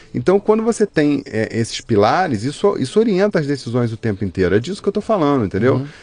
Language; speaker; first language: Portuguese; native; Portuguese